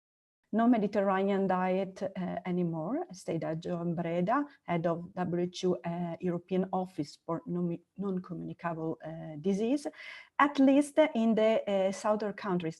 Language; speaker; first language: English; non-native, learner; Italian